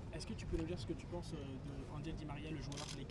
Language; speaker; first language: French; native; French